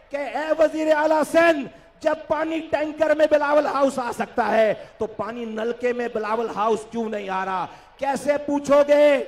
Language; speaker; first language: Urdu; native; Urdu